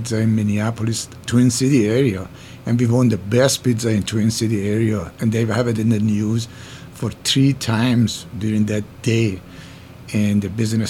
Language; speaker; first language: English; non-native, fluent; Persian